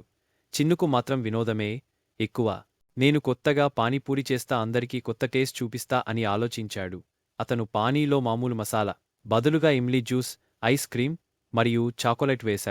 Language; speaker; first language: Telugu; native; Telugu